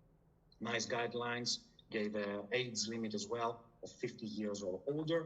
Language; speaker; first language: English; non-native, fluent; Greek